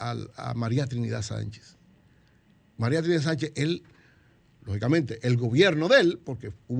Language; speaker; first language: Spanish; native; Spanish